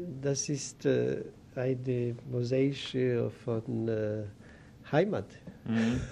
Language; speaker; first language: German; non-native, learner; Greek